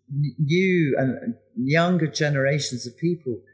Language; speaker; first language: English; native; English